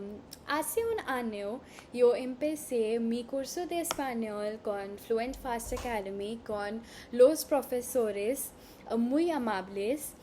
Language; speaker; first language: Spanish; non-native, learner; Hindi